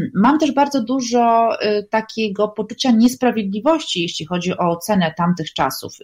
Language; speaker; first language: Polish; native; Polish